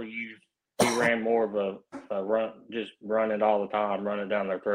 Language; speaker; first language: English; early bilingual, other home language; Spanish